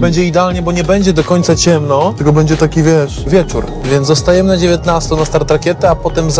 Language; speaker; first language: Polish; native; Polish